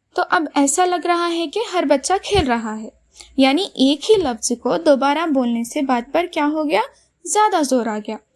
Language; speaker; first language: Urdu; native; Urdu